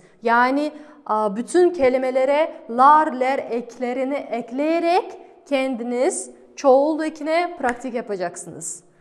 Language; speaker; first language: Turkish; non-native, fluent; Kazakh